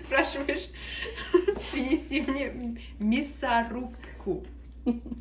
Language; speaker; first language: Russian; early bilingual, heritage; Russian